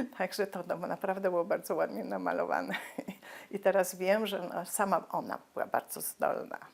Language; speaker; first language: Polish; native; Polish